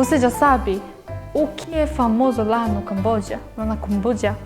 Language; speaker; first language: Portuguese; non-native, fluent; Korean